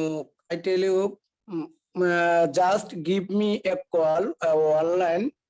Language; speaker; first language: English; non-native, learner; Bangla